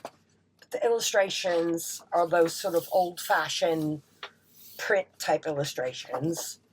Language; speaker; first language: English; native; English